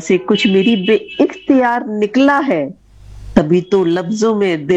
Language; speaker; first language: Hindi; native; Hindi